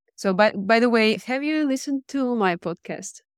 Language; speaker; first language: English; non-native, fluent; Russian